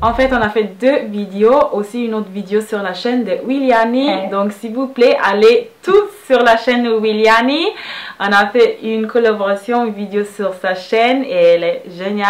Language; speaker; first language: French; non-native, fluent; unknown